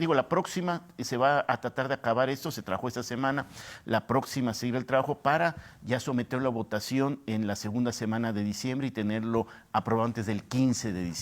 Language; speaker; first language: Spanish; native; Spanish